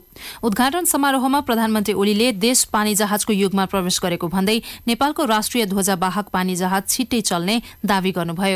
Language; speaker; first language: Nepali; native; Nepali